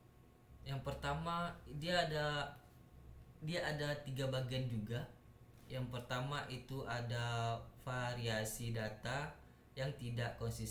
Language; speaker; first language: Indonesian; native; Indonesian